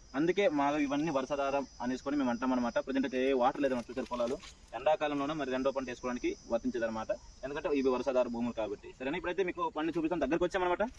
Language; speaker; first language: Telugu; non-native, local second language; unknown